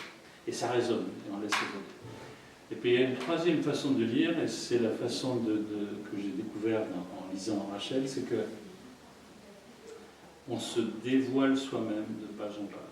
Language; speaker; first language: French; native; French